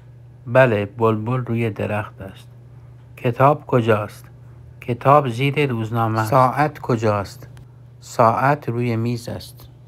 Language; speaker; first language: Persian; non-native, fluent; Urdu